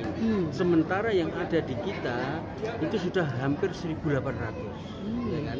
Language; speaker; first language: Indonesian; native; Indonesian